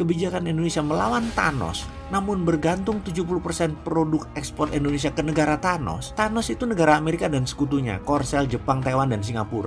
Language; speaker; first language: Indonesian; native; Indonesian